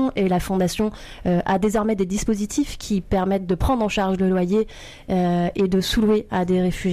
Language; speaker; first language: French; native; French